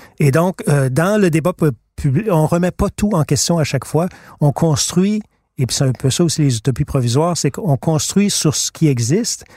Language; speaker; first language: French; native; French